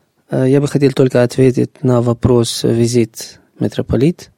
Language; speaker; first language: Ukrainian; non-native, learner; Arabic